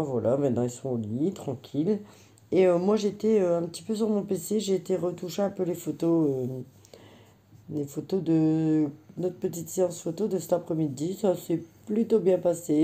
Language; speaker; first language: French; native; French